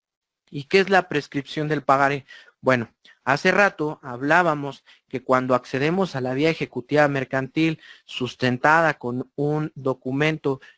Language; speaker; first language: Spanish; native; Spanish